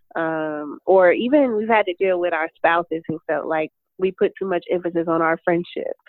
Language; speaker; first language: English; native; English